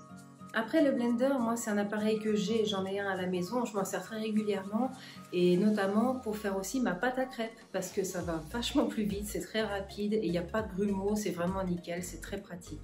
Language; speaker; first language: French; native; French